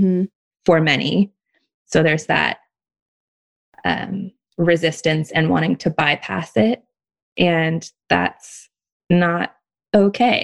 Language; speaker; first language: English; native; English